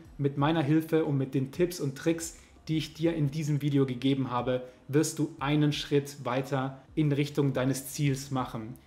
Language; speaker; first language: German; native; German